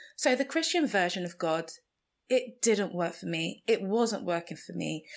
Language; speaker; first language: English; non-native, local second language; Igbo